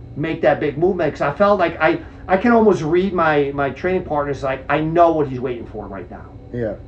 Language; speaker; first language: English; early bilingual, other home language; Czech